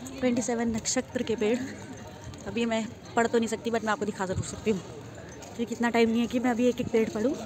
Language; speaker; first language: Hindi; native; Hindi